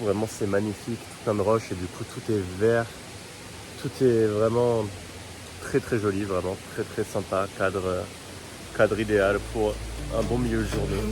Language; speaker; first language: French; native; French